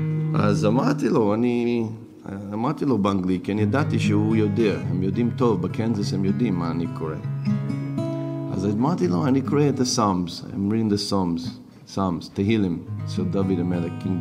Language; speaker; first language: Hebrew; non-native, fluent; English